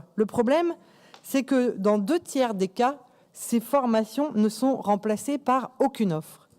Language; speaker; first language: French; native; French